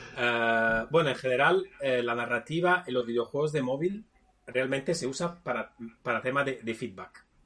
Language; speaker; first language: Spanish; non-native, fluent; Italian